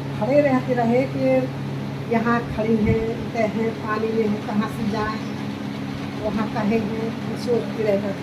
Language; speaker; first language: Hindi; native; Hindi